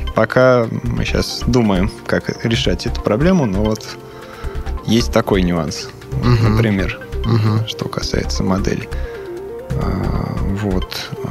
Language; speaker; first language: Russian; non-native, fluent; Serbian